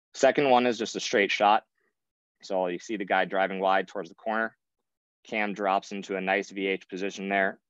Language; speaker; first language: English; native; English